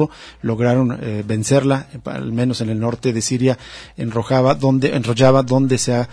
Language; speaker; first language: Spanish; native; Spanish